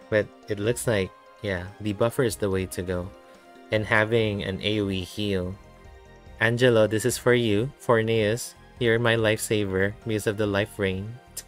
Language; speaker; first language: English; non-native, local second language; Filipino